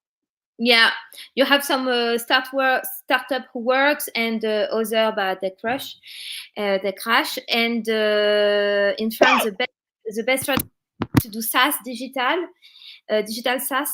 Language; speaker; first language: English; non-native, learner; French